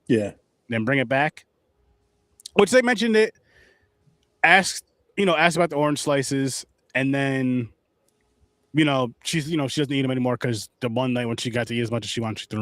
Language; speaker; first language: English; native; English